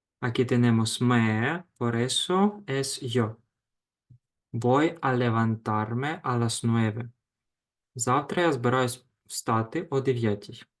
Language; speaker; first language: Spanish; non-native, fluent; Ukrainian